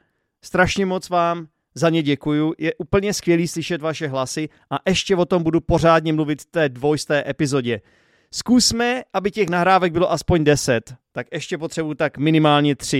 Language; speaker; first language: Czech; native; Czech